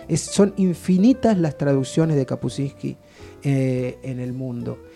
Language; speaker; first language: Spanish; native; Spanish